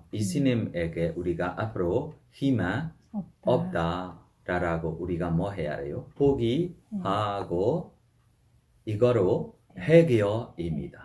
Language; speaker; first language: Korean; non-native, fluent; Burmese